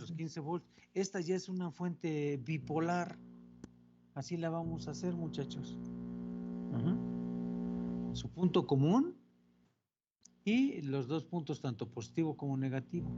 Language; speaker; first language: Spanish; native; Spanish